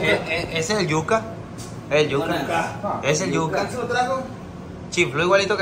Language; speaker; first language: Spanish; native; Spanish